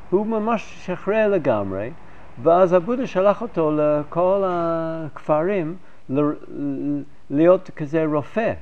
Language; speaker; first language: Hebrew; non-native, fluent; English